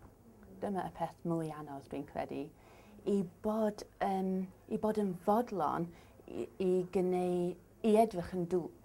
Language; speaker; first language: Welsh; non-native, learner; English